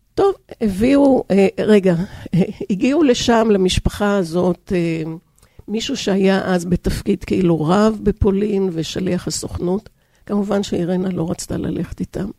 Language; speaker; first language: Hebrew; early bilingual, other home language; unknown